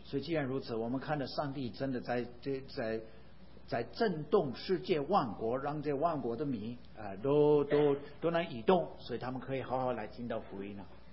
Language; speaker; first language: Chinese; non-native, fluent; English